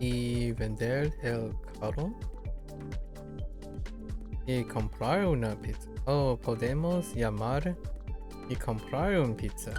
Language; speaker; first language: Spanish; non-native, learner; English